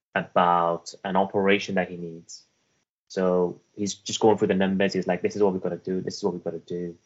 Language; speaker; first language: English; early bilingual, other home language; Persian